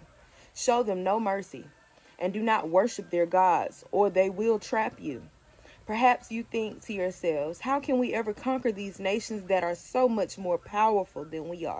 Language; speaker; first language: English; native; English